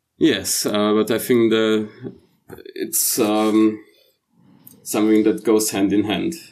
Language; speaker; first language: English; non-native, fluent; German